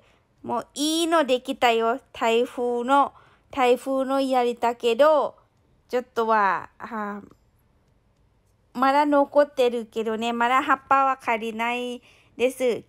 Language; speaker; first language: Japanese; non-native, learner; Thai